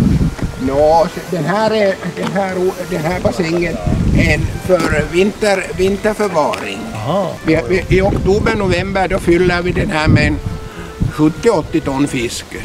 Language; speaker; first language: Swedish; native; Swedish